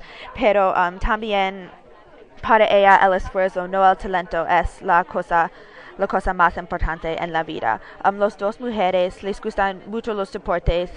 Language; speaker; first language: Spanish; non-native, learner; English